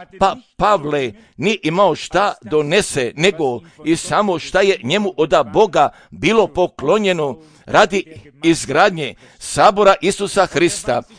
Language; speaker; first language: Croatian; non-native, fluent; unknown